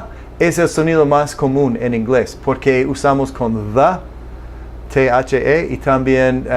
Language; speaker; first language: Spanish; non-native, fluent; English